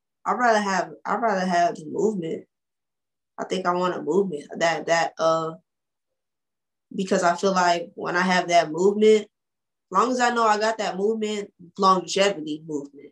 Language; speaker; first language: English; native; English